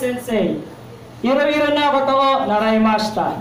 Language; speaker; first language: Japanese; non-native, learner; Filipino